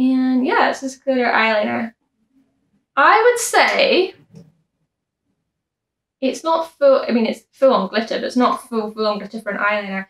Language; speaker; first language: English; native; English